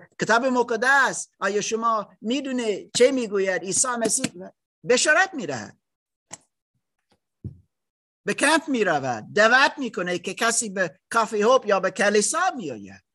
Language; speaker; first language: Persian; non-native, learner; English